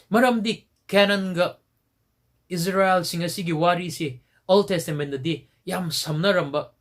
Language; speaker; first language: Manipuri; non-native, local second language; Tangkhul Naga (India)